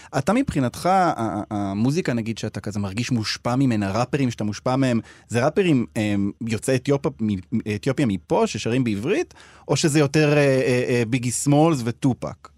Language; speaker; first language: Hebrew; native; Hebrew